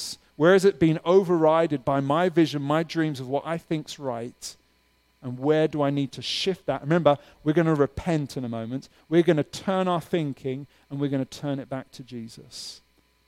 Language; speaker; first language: English; native; English